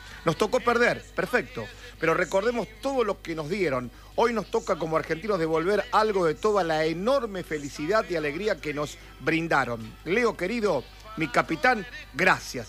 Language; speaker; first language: Spanish; native; Spanish